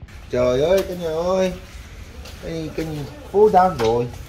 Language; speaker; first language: Vietnamese; native; Vietnamese